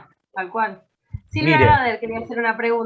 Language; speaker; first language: Spanish; native; Spanish